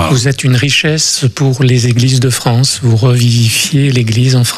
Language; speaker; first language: French; native; French